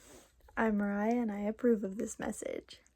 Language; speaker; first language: English; native; English